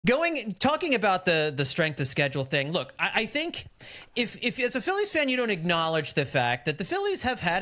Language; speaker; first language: English; native; English